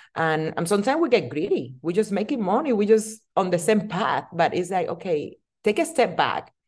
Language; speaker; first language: English; non-native, fluent; Spanish